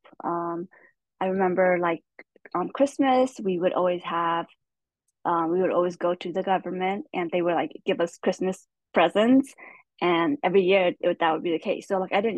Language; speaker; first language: English; early bilingual, other home language; Hmong